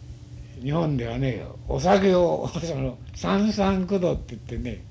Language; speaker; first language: Japanese; native; Japanese